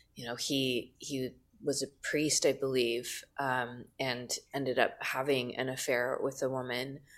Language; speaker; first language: English; native; English